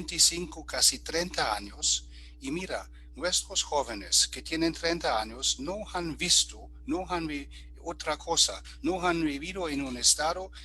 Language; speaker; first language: Spanish; non-native, fluent; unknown